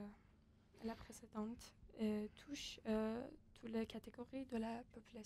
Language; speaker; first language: French; non-native, fluent; Persian